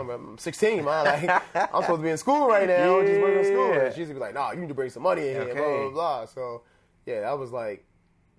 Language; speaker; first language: English; native; English